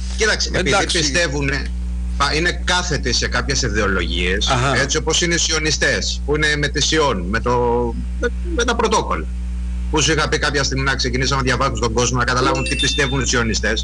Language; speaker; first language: Greek; native; Greek